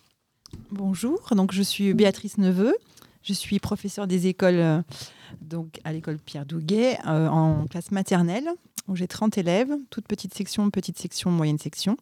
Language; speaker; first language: French; native; French